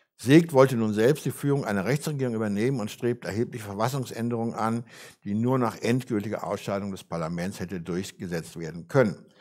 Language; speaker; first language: German; native; German